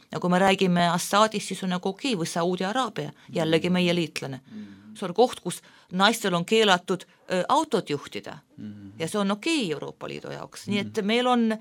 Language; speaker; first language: Estonian; non-native, local second language; Russian